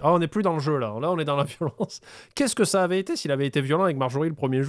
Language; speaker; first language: French; native; French